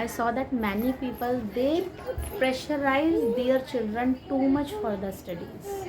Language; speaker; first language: English; non-native, local second language; Hindi